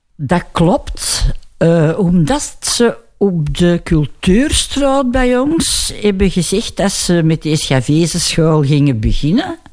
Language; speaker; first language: Dutch; native; Dutch